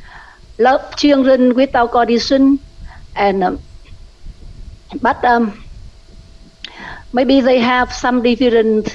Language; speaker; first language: English; non-native, learner; Vietnamese